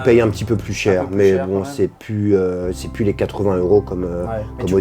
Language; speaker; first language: French; native; French